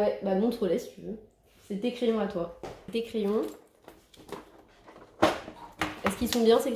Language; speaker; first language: French; native; French